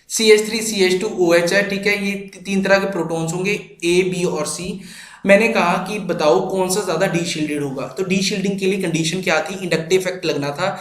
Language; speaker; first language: Hindi; non-native, local second language; Punjabi